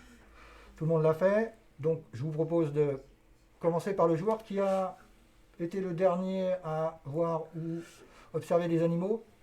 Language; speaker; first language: French; native; French